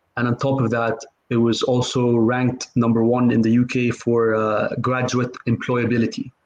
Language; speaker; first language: English; non-native, fluent; Arabic